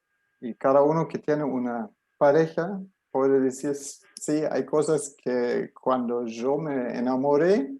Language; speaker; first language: Spanish; non-native, fluent; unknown